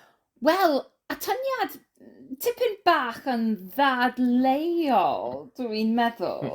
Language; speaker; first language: Welsh; non-native, learner; English